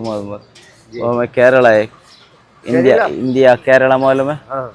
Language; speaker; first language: Hindi; non-native, local second language; Malayalam